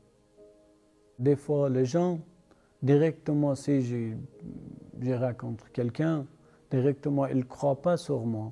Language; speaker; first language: French; non-native, learner; Persian